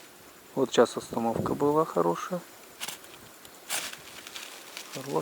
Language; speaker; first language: Russian; native; Russian